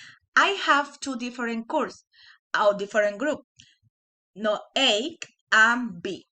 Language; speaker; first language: English; non-native, learner; Spanish